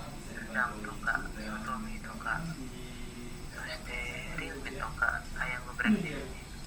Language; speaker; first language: Japanese; non-native, learner; Indonesian